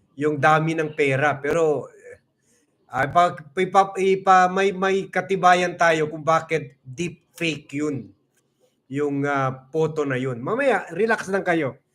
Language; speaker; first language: Filipino; non-native, local second language; Cebuano